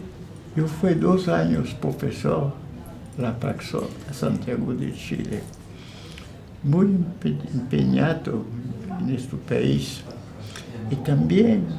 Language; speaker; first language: Spanish; non-native, fluent; French